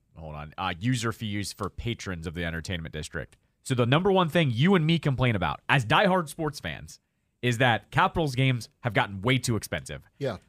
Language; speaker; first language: English; native; English